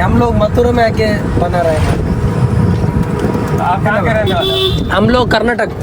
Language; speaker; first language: Hindi; non-native, local second language; Kannada